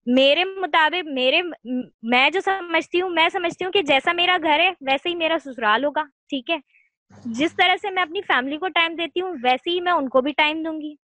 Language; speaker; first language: Urdu; native; Urdu